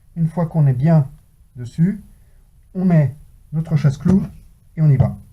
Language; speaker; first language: French; native; French